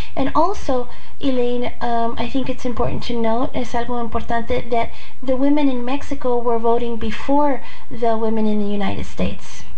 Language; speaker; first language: English; early bilingual, other home language; Spanish